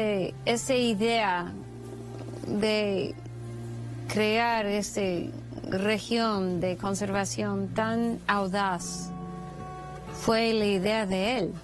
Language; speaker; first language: Spanish; non-native, fluent; English